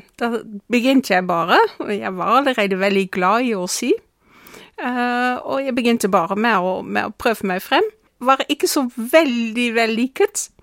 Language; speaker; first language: Norwegian; non-native, fluent; Dutch